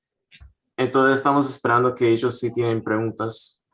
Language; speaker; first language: Spanish; non-native, fluent; English